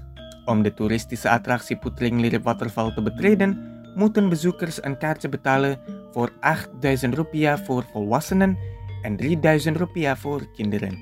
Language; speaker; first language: Dutch; non-native, fluent; Indonesian